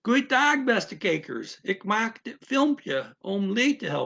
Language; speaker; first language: Dutch; non-native, learner; English